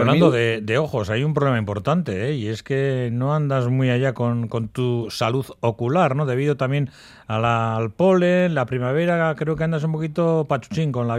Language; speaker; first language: Spanish; native; Spanish